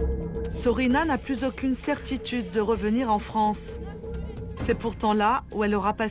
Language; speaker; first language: French; native; French